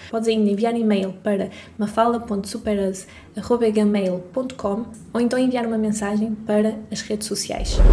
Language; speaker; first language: Portuguese; native; Portuguese